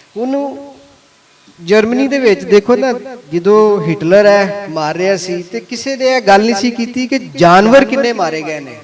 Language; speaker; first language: Punjabi; native; Punjabi